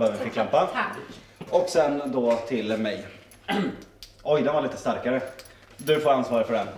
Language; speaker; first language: Swedish; native; Swedish